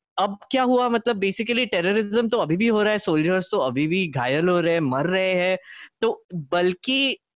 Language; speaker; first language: Hindi; non-native, local second language; Marathi